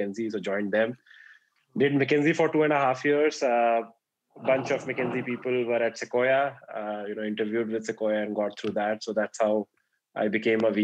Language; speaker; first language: English; non-native, local second language; Hindi